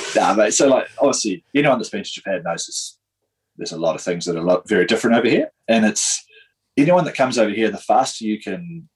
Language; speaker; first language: English; native; English